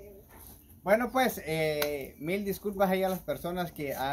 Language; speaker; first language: Spanish; native; Spanish